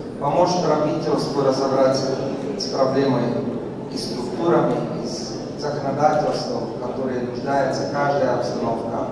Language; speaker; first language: Russian; non-native, learner; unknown